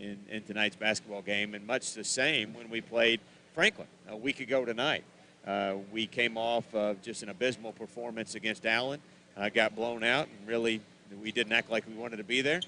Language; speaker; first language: English; native; English